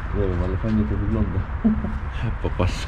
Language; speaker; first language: Polish; native; Polish